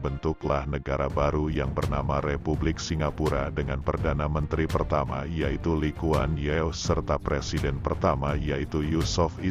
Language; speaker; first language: Indonesian; native; Indonesian